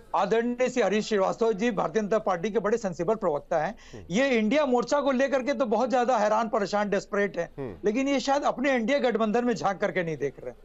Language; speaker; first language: Hindi; native; Hindi